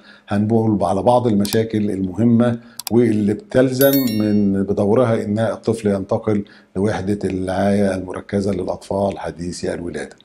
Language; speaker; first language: Arabic; native; Arabic